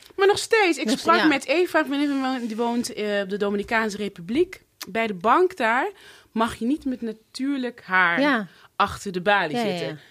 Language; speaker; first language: Dutch; native; Dutch